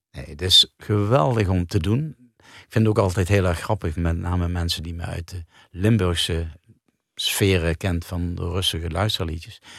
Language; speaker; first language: Dutch; native; Dutch